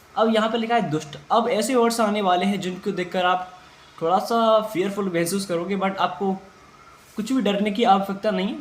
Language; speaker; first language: Hindi; native; Hindi